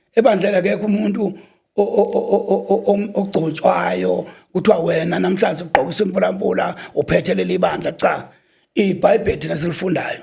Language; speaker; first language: Zulu; native; Zulu